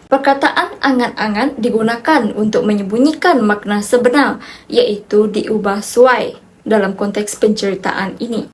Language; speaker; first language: Malay; non-native, local second language; Iban